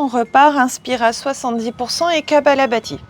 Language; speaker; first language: French; native; French